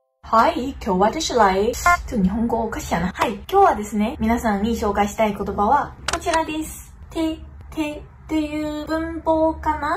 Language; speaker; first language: Japanese; non-native, fluent; Chinese